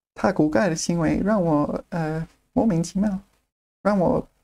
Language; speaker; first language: Chinese; non-native, fluent; English